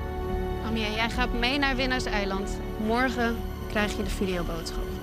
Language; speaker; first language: Dutch; native; Dutch